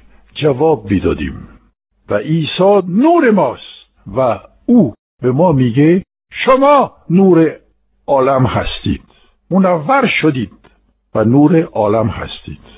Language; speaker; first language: Persian; non-native, fluent; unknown